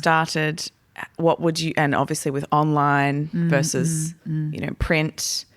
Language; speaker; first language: English; native; English